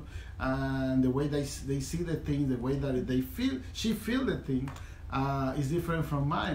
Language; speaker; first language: English; non-native, fluent; Spanish